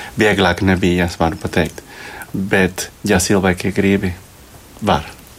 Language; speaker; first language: Latvian; non-native, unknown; Spanish